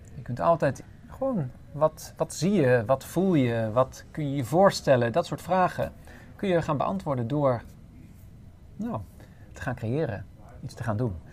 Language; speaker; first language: Dutch; native; Dutch